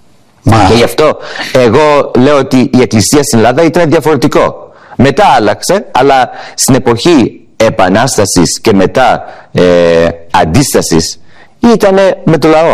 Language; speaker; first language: Greek; early bilingual, heritage; English